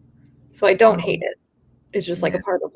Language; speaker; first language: English; native; English